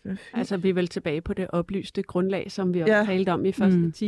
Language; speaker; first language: Danish; native; Danish